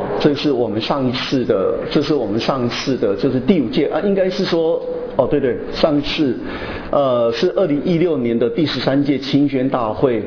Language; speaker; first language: Chinese; native; Chinese